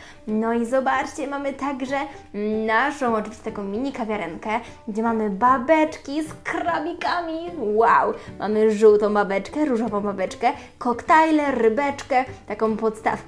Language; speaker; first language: Polish; native; Polish